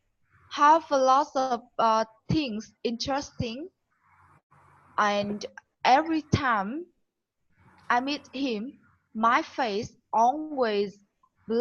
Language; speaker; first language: English; non-native, learner; Vietnamese